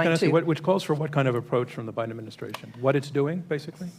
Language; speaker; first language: English; native; English